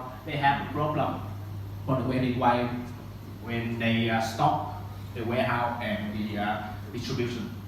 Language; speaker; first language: English; non-native, learner; Vietnamese